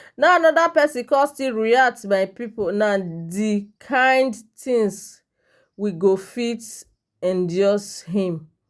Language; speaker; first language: Nigerian Pidgin; non-native, local second language; Igbo